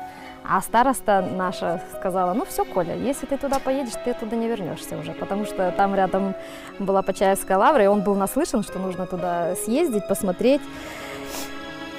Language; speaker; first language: Russian; native; Russian